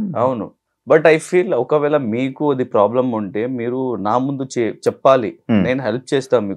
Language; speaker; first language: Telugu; non-native, learner; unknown